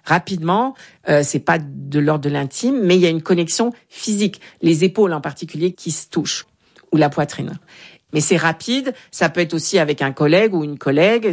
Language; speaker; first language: French; native; French